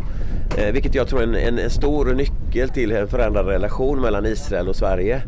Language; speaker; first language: Swedish; native; Swedish